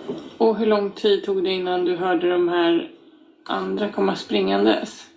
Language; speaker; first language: Swedish; native; Swedish